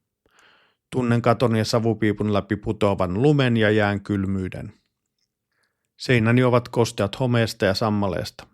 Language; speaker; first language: Finnish; native; Finnish